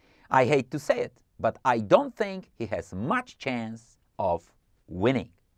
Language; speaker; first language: English; non-native, fluent; Polish